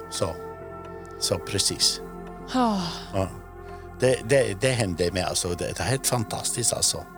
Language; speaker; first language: Swedish; non-native, fluent; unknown